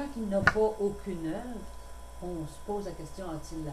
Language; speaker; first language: French; native; French